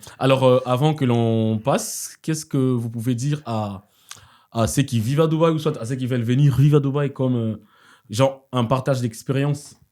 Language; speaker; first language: French; non-native, local second language; Lingala